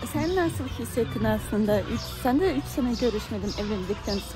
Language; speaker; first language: Turkish; non-native, learner; Russian